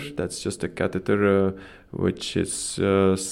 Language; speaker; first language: English; non-native, fluent; Dutch